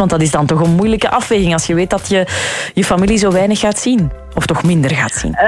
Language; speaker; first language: Dutch; native; Dutch